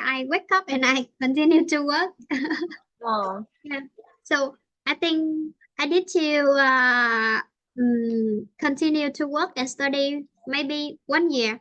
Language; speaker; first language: English; non-native, fluent; Vietnamese